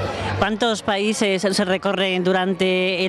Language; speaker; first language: Spanish; native; Spanish